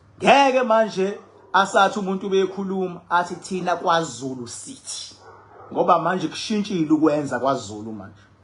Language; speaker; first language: Zulu; native; Zulu